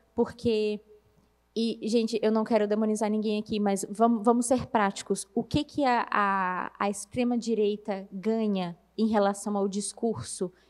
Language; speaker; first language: Portuguese; native; Portuguese